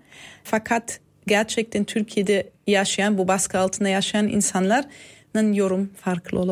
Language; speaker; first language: Turkish; non-native, fluent; German